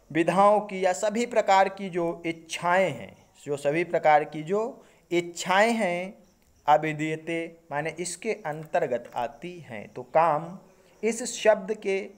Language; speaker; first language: Hindi; native; Hindi